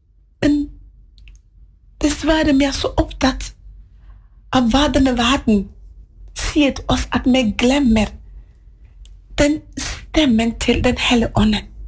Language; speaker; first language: Norwegian; non-native, fluent; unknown